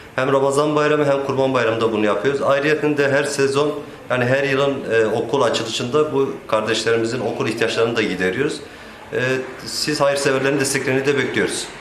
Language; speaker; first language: Turkish; native; Turkish